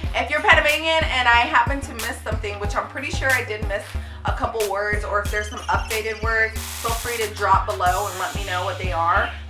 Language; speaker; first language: English; native; English